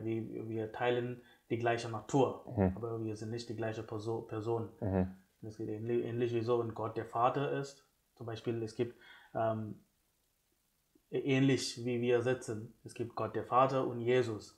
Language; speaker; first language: German; non-native, fluent; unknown